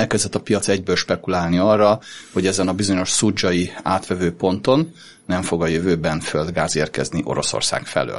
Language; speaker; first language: Hungarian; native; Hungarian